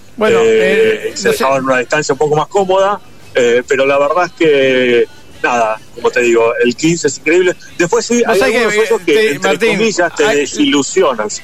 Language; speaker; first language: Spanish; native; Spanish